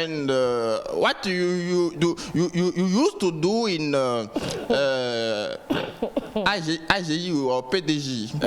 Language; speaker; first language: English; non-native, learner; French